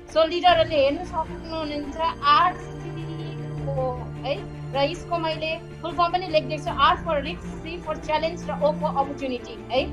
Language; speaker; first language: Nepali; non-native, local second language; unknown